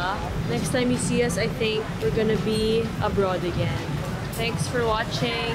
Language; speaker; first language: English; non-native, local second language; Filipino